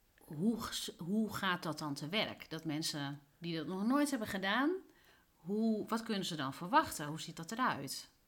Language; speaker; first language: Dutch; early bilingual, other home language; Spanish